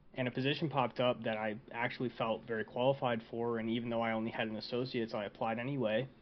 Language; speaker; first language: English; native; English